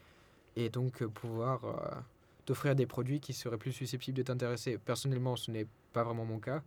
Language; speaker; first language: French; non-native, fluent; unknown